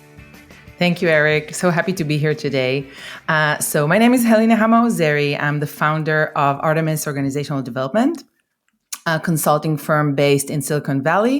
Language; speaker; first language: English; non-native, fluent; Hebrew